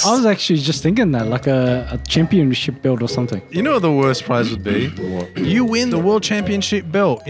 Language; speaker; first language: English; native; English